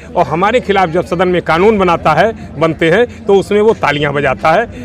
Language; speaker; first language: Hindi; native; Hindi